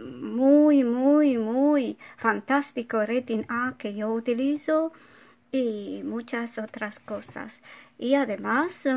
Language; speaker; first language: Spanish; non-native, fluent; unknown